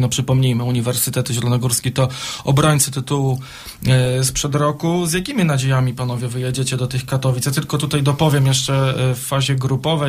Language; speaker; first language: Polish; native; Polish